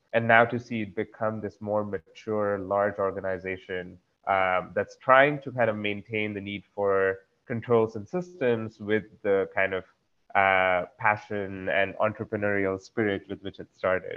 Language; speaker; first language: English; non-native, local second language; Marathi